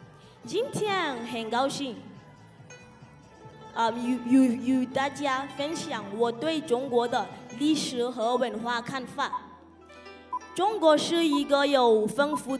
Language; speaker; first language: Chinese; non-native, learner; Southern Sotho